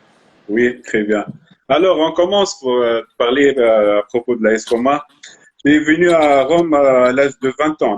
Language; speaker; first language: French; non-native, local second language; Arabic